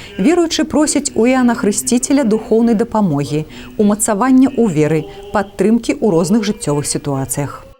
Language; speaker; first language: Belarusian; native; Belarusian